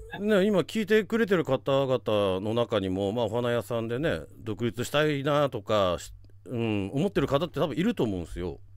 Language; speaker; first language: Japanese; native; Japanese